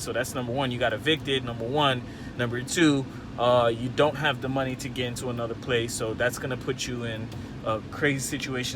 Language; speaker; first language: English; native; English